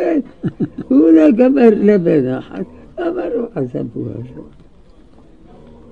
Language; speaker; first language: Hebrew; non-native, fluent; Arabic